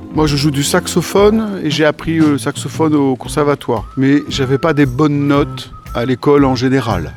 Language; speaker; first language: French; native; French